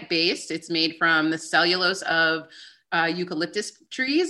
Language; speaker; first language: English; native; English